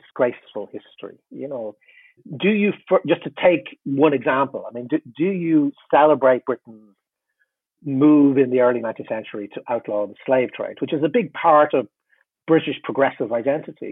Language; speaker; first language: English; native; English